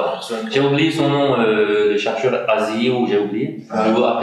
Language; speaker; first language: French; non-native, fluent; Uyghur